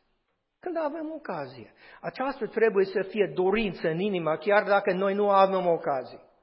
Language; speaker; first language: Romanian; non-native, fluent; English